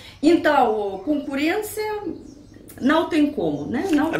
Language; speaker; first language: Portuguese; non-native, fluent; Russian